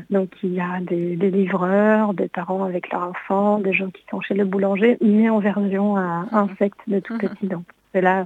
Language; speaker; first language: French; non-native, fluent; Hebrew